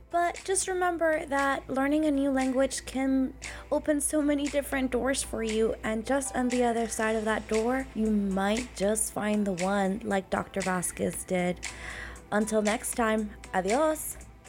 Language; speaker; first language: English; early bilingual, other home language; Spanish